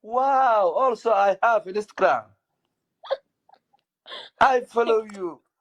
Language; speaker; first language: English; non-native, learner; Somali